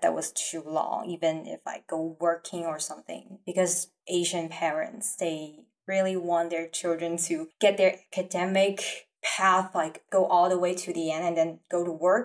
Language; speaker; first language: English; non-native, fluent; Chinese